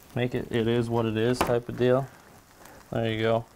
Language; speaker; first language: English; native; English